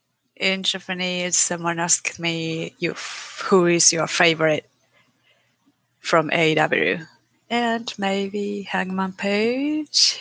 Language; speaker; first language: English; non-native, learner; Japanese